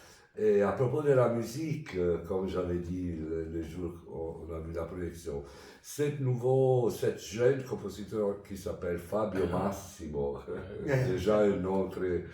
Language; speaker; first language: French; non-native, fluent; Italian